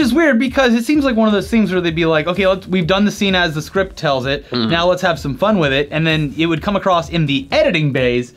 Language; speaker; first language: English; native; English